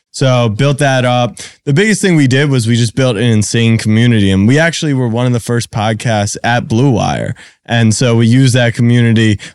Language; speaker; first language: English; native; English